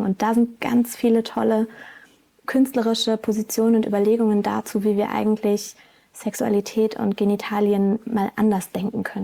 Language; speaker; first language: German; native; German